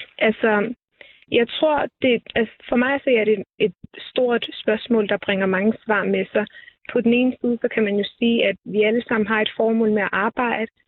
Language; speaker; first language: Danish; early bilingual, other home language; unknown